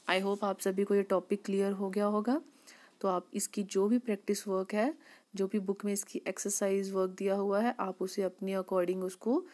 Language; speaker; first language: Hindi; native; Hindi